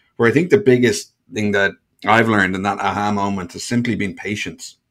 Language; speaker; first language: English; native; English